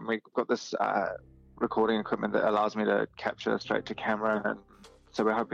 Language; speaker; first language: English; native; English